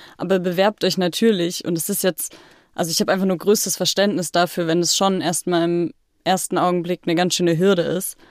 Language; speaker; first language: German; native; German